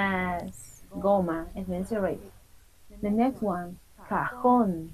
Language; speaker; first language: English; non-native, fluent; Spanish